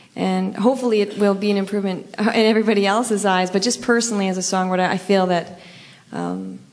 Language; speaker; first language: English; native; English